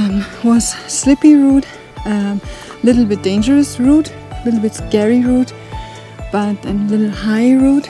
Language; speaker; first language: English; non-native, learner; German